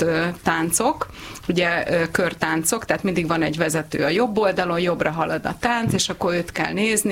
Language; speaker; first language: Hungarian; native; Hungarian